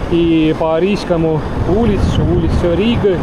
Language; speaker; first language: Russian; non-native, local second language; Estonian